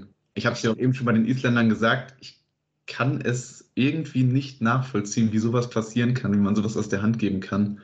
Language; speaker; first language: German; native; German